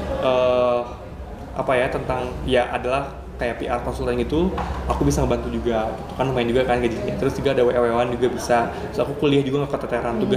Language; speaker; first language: Indonesian; native; Indonesian